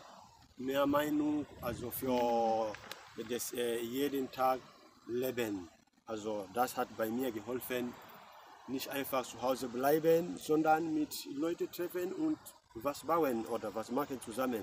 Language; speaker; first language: German; non-native, learner; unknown